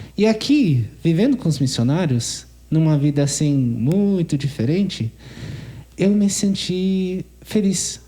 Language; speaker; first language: Portuguese; non-native, fluent; English